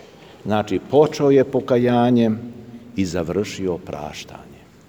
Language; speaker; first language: Serbian; native; Serbian